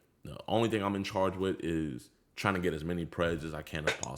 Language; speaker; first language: English; native; English